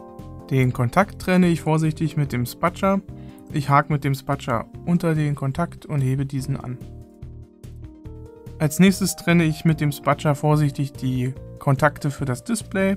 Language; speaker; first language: German; native; German